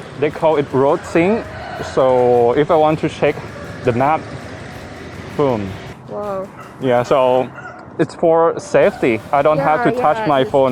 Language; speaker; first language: English; non-native, fluent; Thai